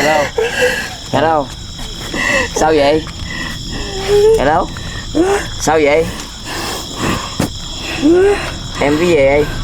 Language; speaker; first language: Vietnamese; non-native, learner; Indonesian